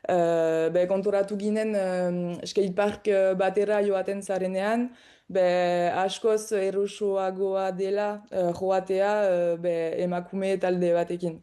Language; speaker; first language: Basque; non-native, local second language; French